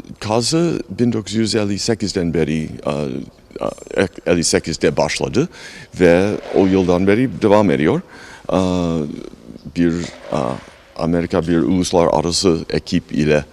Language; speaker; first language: Turkish; non-native, learner; English